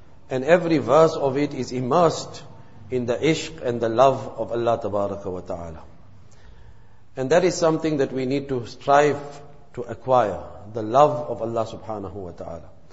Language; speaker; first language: English; native; English